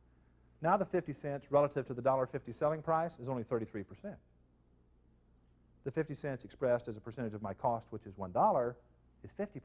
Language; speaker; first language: English; native; English